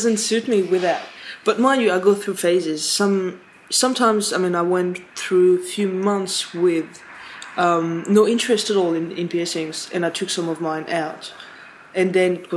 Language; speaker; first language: English; non-native, fluent; French